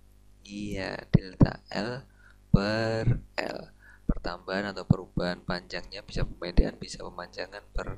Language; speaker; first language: Indonesian; native; Indonesian